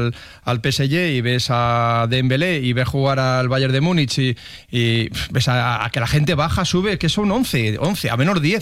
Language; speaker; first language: Spanish; native; Spanish